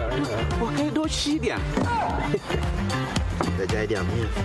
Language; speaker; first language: Chinese; non-native, learner; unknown